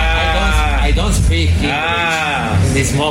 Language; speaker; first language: English; non-native, learner; Italian